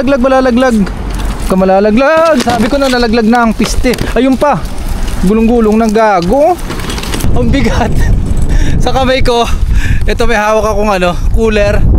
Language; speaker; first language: Filipino; native; Filipino